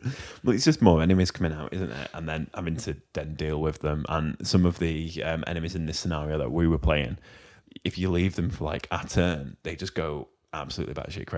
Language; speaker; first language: English; native; English